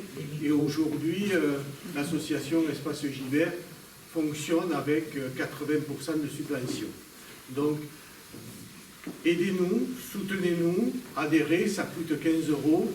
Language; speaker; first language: French; native; French